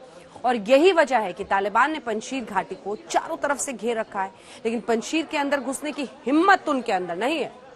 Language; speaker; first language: Hindi; native; Hindi